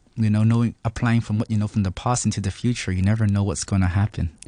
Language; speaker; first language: English; non-native, local second language; Cantonese